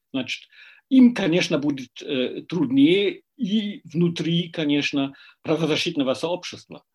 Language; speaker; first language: Russian; non-native, fluent; German